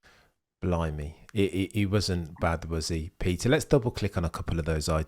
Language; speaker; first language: English; native; English